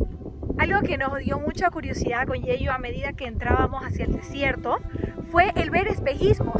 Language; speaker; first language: Spanish; native; Spanish